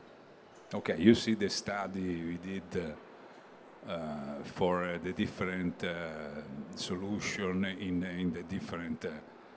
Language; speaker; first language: English; non-native, learner; Italian